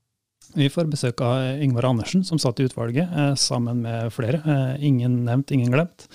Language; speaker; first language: Norwegian; native; Norwegian